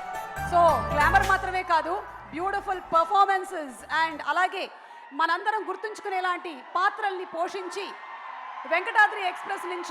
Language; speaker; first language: Telugu; native; Telugu